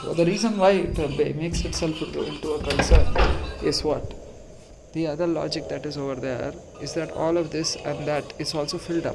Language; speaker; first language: English; non-native, local second language; Hindi